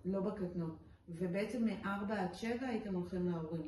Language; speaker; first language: Hebrew; native; Hebrew